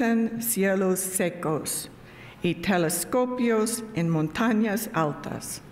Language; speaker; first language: Spanish; non-native, learner; English